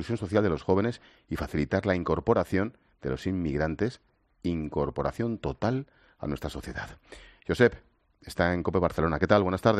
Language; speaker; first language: Spanish; native; Spanish